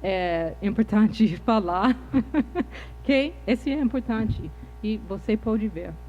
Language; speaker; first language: Portuguese; non-native, fluent; English